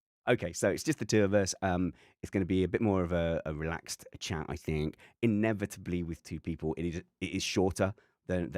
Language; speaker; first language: English; native; English